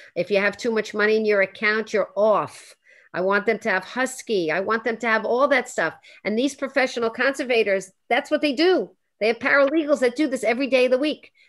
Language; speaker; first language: English; native; English